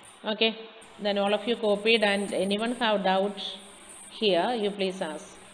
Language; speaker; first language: English; non-native, local second language; Malayalam